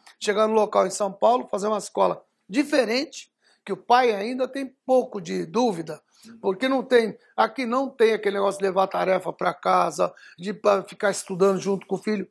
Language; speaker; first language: Portuguese; early bilingual, other home language; Arabic